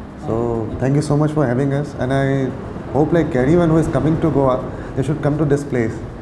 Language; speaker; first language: English; non-native, local second language; Urdu